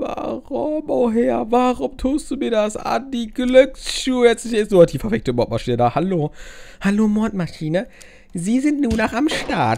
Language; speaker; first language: German; native; German